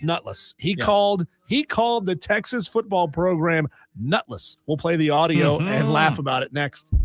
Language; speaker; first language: English; native; English